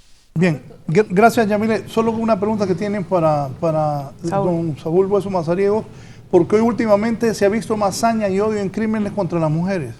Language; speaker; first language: Spanish; native; Spanish